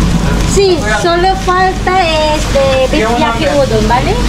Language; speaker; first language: Spanish; non-native, learner; Filipino